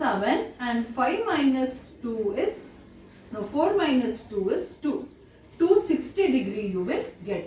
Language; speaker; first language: English; non-native, local second language; Kannada